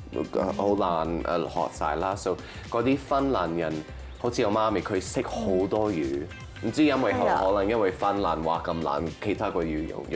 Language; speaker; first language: Cantonese; non-native, local second language; French